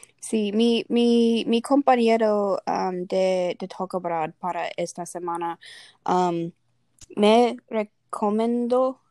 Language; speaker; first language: Spanish; non-native, learner; English